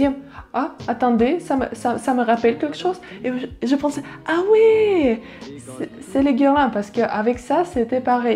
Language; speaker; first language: French; non-native, learner; Russian